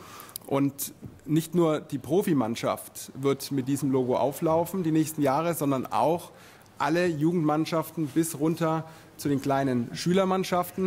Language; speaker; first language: German; native; German